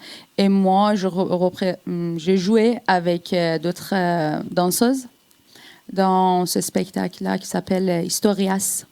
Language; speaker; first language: French; non-native, fluent; Persian